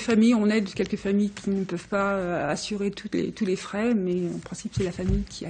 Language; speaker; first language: French; native; French